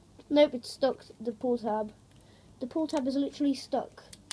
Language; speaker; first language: English; early bilingual, other home language; Polish